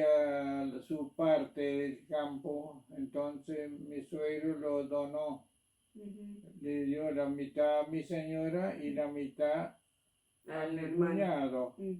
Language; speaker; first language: Spanish; non-native, local second language; German